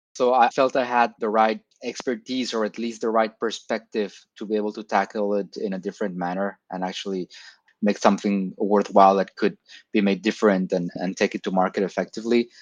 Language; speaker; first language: English; non-native, fluent; Spanish